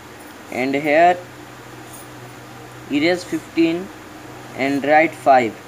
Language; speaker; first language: English; non-native, learner; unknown